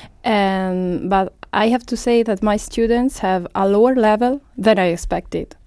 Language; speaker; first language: English; non-native, learner; Italian